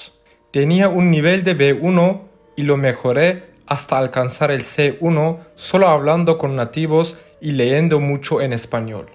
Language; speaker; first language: Spanish; non-native, fluent; Turkish